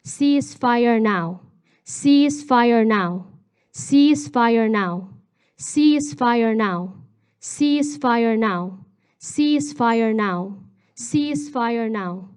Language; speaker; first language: English; early bilingual, other home language; Arabic